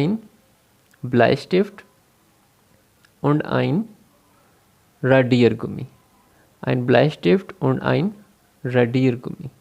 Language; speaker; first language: German; non-native, fluent; Urdu